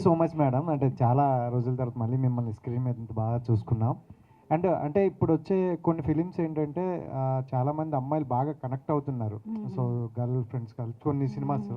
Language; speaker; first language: Telugu; native; Telugu